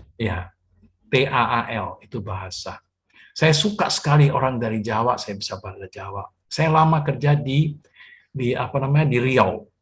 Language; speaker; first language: Indonesian; native; Indonesian